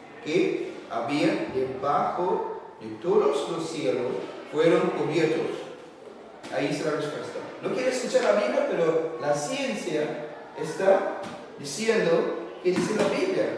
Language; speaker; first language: Spanish; non-native, learner; English